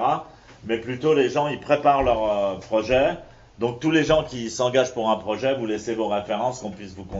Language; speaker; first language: French; native; French